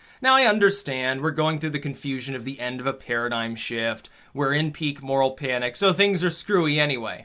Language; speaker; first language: English; native; English